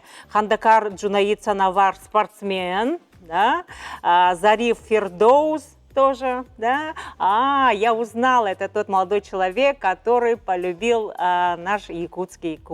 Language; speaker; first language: Russian; native; Russian